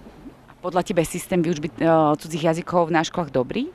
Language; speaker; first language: Slovak; native; Slovak